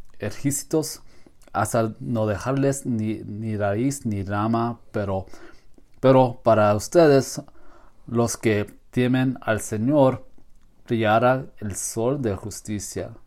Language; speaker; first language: Spanish; non-native, learner; English